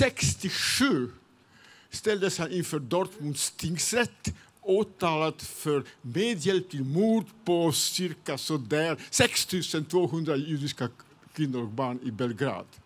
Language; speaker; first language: Swedish; non-native, fluent; Serbian